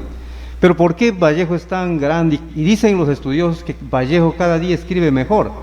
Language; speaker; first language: Spanish; native; Spanish